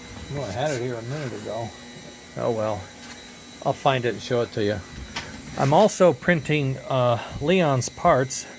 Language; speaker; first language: English; native; English